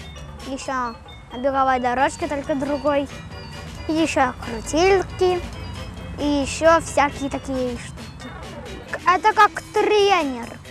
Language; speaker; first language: Russian; non-native, local second language; Ukrainian